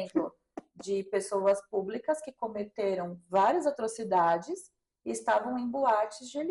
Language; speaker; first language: Portuguese; native; Portuguese